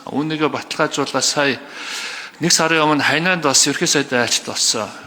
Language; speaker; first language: Mongolian; native; Mongolian